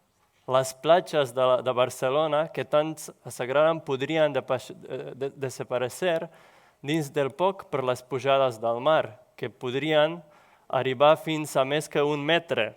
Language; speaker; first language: Catalan; non-native, local second language; Spanish